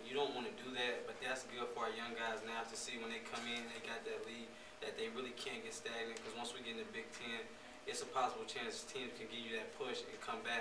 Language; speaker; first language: English; native; English